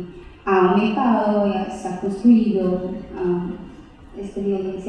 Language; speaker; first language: Spanish; non-native, fluent; Portuguese